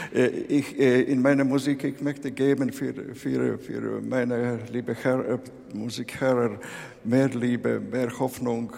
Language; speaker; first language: German; non-native, fluent; Latvian